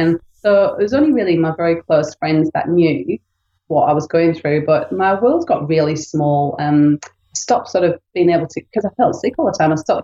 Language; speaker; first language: English; native; English